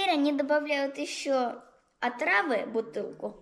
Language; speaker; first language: Russian; early bilingual, heritage; Russian